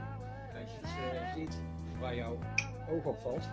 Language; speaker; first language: Dutch; native; Dutch